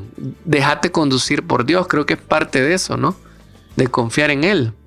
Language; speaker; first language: Spanish; native; Spanish